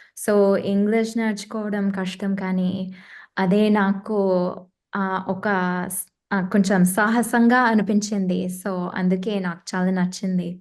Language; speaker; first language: Telugu; non-native, fluent; English